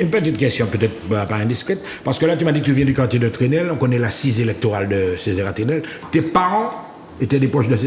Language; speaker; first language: French; native; French